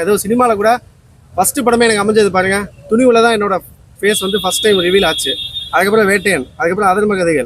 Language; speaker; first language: Tamil; native; Tamil